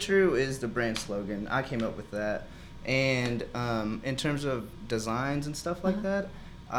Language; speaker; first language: English; non-native, fluent; Spanish